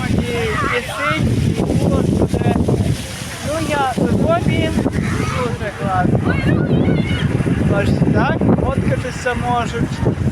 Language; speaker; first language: Ukrainian; native; Ukrainian